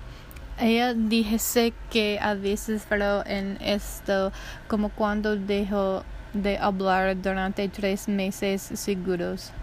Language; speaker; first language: Spanish; non-native, learner; English